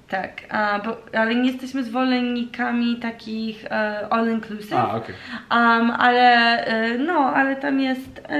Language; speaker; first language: Polish; early bilingual, heritage; Polish